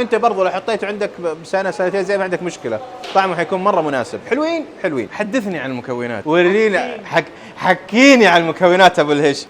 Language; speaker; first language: Arabic; native; Arabic